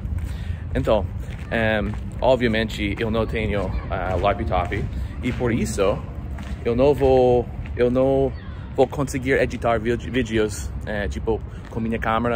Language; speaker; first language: Portuguese; non-native, fluent; English